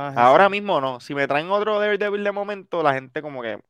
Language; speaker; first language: Spanish; native; Spanish